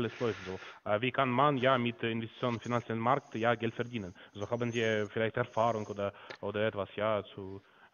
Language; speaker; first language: German; non-native, learner; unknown